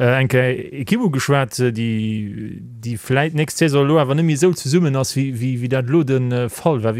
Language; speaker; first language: Luxembourgish; native; Luxembourgish